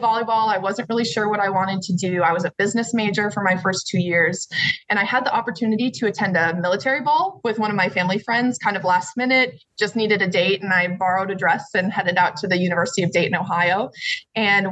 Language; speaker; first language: English; native; English